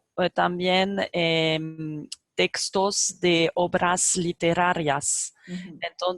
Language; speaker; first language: Spanish; non-native, fluent; French